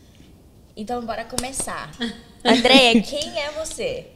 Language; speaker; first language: Portuguese; early bilingual, heritage; Portuguese